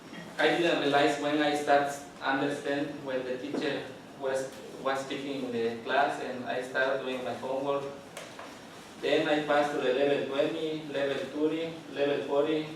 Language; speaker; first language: English; non-native, learner; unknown